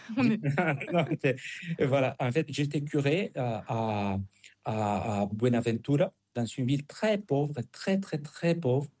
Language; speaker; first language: French; non-native, fluent; Spanish